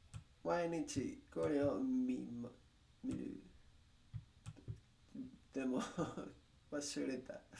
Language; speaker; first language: Japanese; non-native, learner; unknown